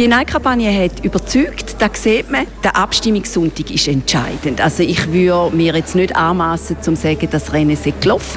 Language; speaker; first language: German; native; German